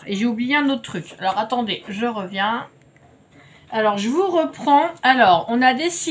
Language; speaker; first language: French; native; French